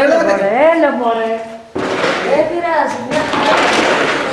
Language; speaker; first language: Greek; non-native, learner; Bulgarian